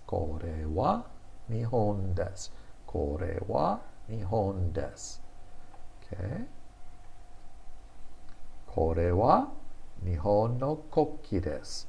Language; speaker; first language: Japanese; non-native, fluent; English